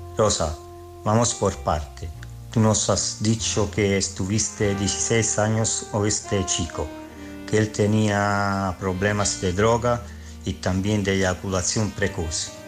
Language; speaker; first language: Spanish; non-native, fluent; Italian